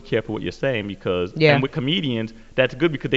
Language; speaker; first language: English; native; English